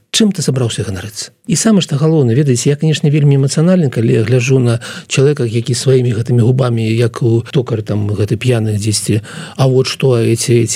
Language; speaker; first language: Belarusian; non-native, local second language; Russian